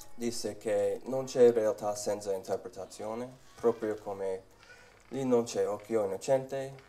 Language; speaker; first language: Italian; non-native, learner; English